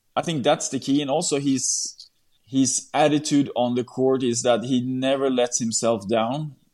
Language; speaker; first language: English; non-native, fluent; Swedish